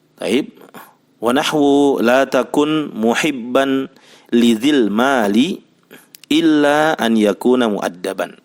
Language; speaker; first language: Arabic; non-native, fluent; Indonesian